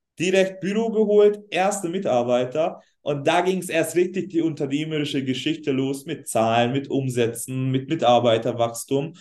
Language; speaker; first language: German; non-native, fluent; Hungarian